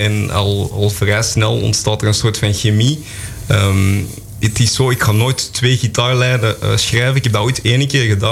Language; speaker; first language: Dutch; native; Dutch